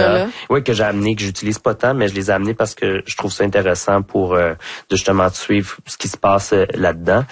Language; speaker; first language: French; native; French